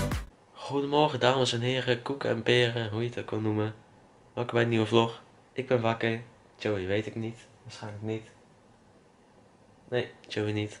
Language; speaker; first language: Dutch; native; Dutch